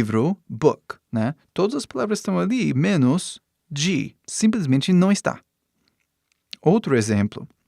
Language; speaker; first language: Portuguese; non-native, fluent; English